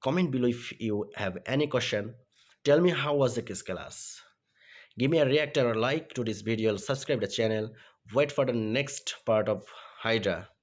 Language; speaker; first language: English; non-native, local second language; Bangla